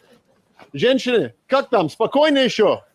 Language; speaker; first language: Russian; non-native, learner; Polish